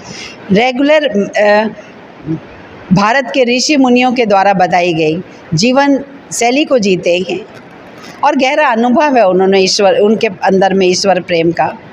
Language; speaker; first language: Hindi; native; Hindi